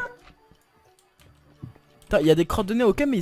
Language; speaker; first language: French; native; French